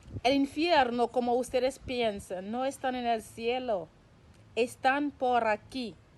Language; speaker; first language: Spanish; non-native, local second language; Haitian Creole